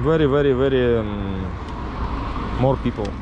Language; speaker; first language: English; non-native, learner; Polish